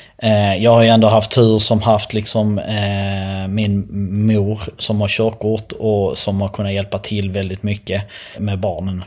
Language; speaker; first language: Swedish; early bilingual, other home language; Albanian